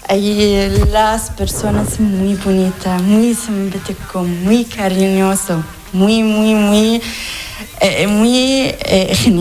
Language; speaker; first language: Spanish; non-native, learner; Arabic